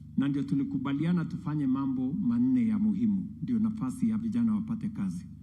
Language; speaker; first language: Swahili; non-native, local second language; Kalenjin